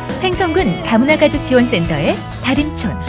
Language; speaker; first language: Korean; native; Korean